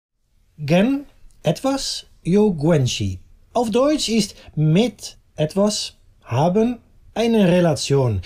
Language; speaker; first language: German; non-native, fluent; Dutch